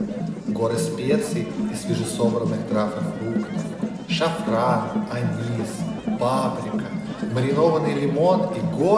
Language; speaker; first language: Russian; native; Russian